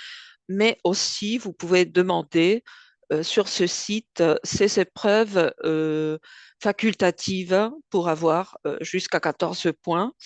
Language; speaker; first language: French; non-native, fluent; Spanish